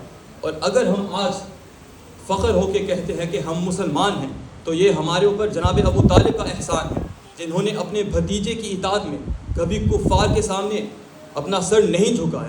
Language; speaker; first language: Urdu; early bilingual, heritage; Urdu